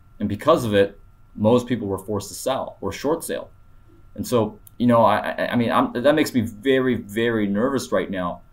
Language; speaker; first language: English; early bilingual, other home language; Korean